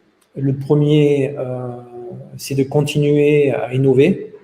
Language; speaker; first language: French; native; French